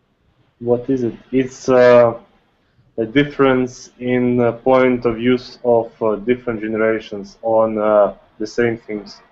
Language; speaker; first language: English; non-native, fluent; Russian